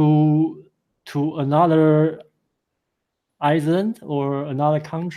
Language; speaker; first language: English; non-native, fluent; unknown